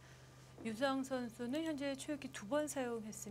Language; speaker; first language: Korean; native; Korean